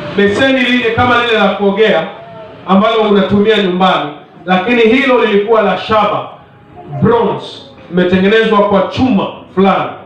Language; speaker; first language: Swahili; non-native, local second language; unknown